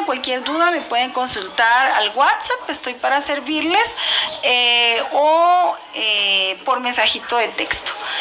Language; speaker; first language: Spanish; non-native, local second language; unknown